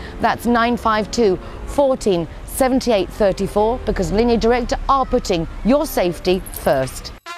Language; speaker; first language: English; native; English